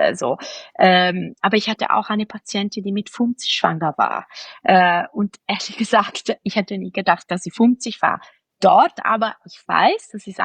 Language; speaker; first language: German; non-native, fluent; Italian